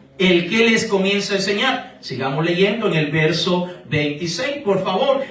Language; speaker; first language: Spanish; native; Spanish